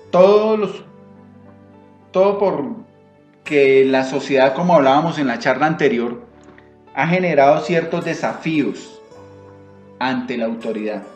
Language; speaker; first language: Spanish; native; Spanish